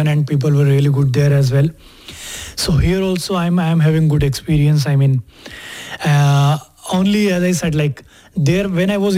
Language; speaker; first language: English; non-native, local second language; Hindi